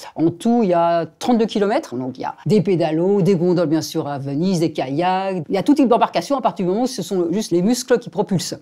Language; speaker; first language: French; native; French